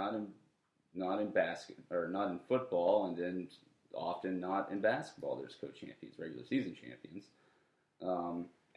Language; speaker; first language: English; native; English